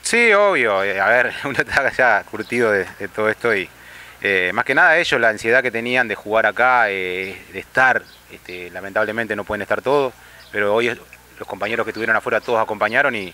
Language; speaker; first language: Spanish; native; Spanish